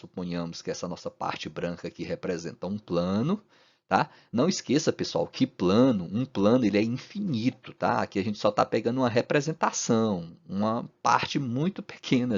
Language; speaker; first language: Portuguese; native; Portuguese